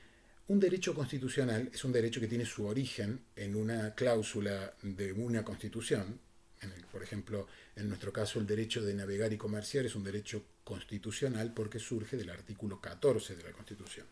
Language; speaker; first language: Spanish; native; Spanish